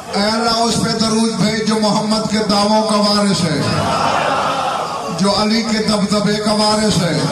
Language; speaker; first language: Urdu; non-native, local second language; Saraiki